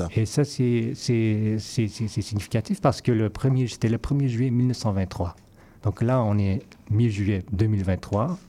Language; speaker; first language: French; non-native, fluent; English